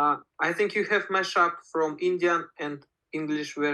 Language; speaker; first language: English; non-native, learner; Russian